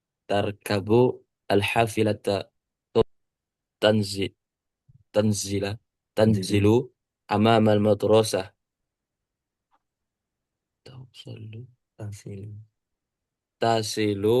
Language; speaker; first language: Arabic; non-native, learner; Indonesian